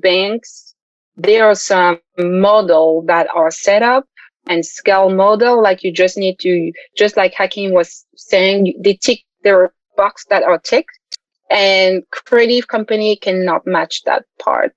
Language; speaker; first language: English; non-native, local second language; French